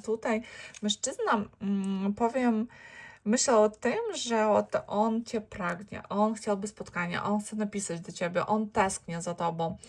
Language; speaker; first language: Polish; non-native, learner; Ukrainian